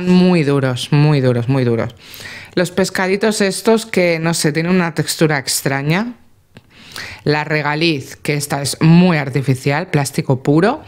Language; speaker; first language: Spanish; native; Spanish